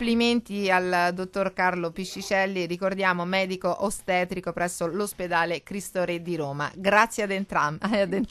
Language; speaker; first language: Italian; native; Italian